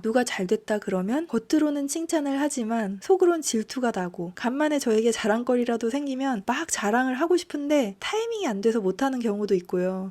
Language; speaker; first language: Korean; native; Korean